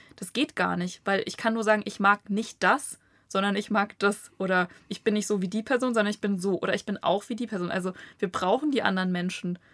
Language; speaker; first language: German; native; German